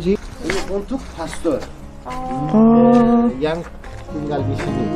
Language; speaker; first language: Indonesian; non-native, learner; Turkish